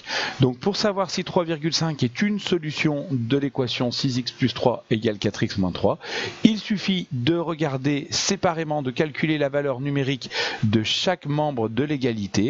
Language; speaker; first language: French; native; French